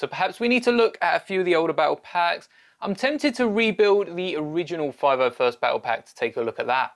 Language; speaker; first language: English; native; English